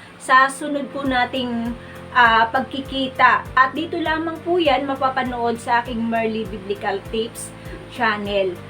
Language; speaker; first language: Filipino; non-native, local second language; Cebuano